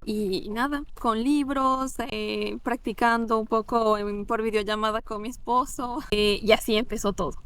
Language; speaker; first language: Spanish; native; Spanish